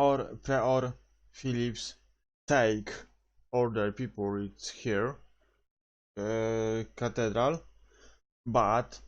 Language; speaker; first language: English; non-native, learner; Polish